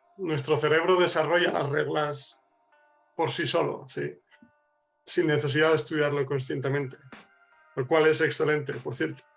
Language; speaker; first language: Spanish; native; Spanish